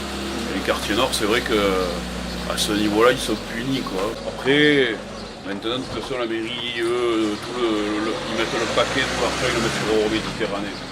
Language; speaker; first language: French; native; French